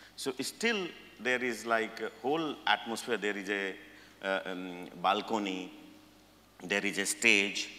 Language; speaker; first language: English; non-native, local second language; Hindi